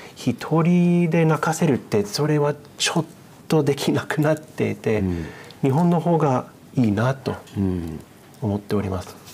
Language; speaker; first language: Japanese; non-native, fluent; English